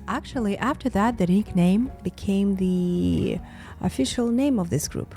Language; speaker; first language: English; non-native, fluent; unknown